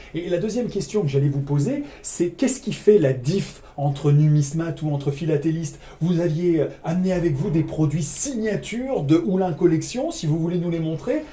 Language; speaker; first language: French; native; French